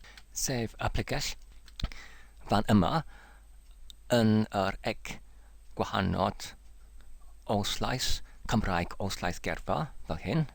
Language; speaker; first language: Welsh; non-native, learner; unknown